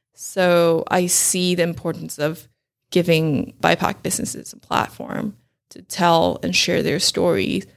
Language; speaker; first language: English; non-native, fluent; Chinese